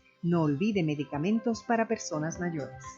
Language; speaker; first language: Spanish; native; Spanish